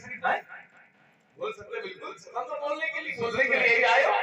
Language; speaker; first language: Hindi; native; Hindi